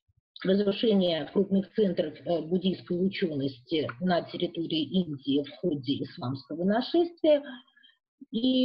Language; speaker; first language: Russian; native; Russian